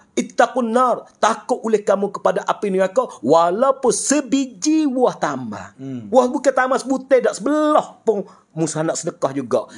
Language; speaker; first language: Malay; native; Malay